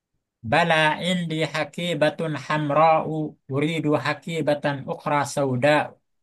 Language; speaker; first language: Arabic; non-native, fluent; Indonesian